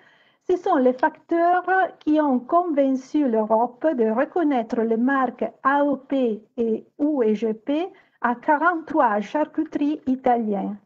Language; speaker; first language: French; non-native, fluent; Italian